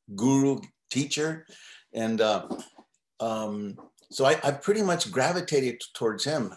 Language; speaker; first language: English; native; English